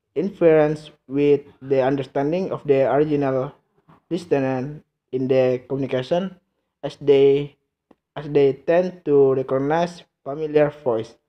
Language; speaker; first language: English; non-native, learner; Indonesian